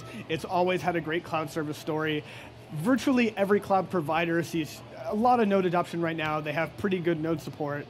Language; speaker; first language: English; native; English